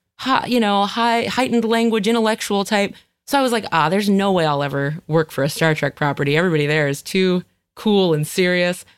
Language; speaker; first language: English; native; English